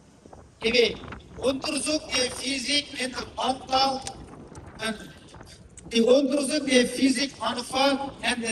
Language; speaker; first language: Dutch; non-native, learner; Uyghur